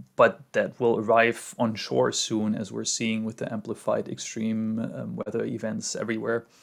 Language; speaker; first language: English; non-native, fluent; German